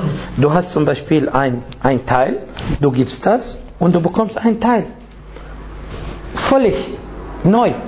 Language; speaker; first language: German; non-native, fluent; Arabic